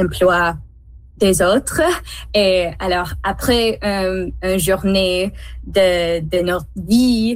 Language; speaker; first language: French; non-native, learner; English